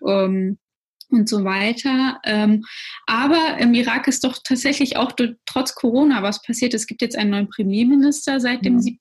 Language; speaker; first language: German; early bilingual, other home language; Russian